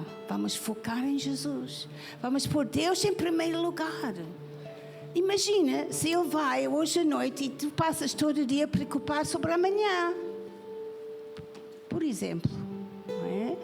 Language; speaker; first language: Portuguese; non-native, fluent; English